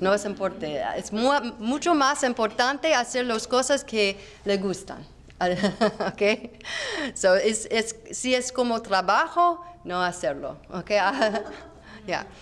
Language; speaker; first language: Spanish; non-native, learner; English